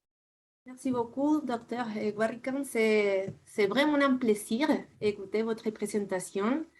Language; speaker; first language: French; non-native, fluent; Spanish